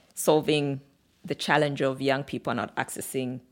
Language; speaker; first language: English; non-native, local second language; Bemba